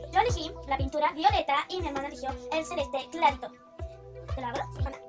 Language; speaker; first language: Spanish; native; Spanish